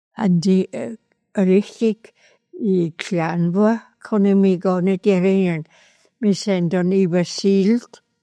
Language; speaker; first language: German; native; German